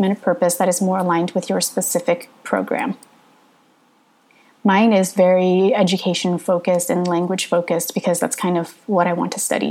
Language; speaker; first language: English; early bilingual, other home language; Hmong